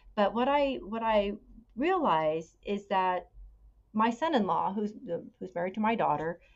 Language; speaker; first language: English; native; English